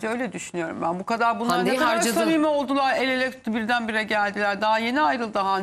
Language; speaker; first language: Turkish; native; Turkish